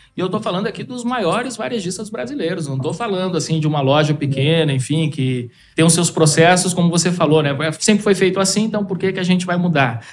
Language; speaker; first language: Portuguese; native; Portuguese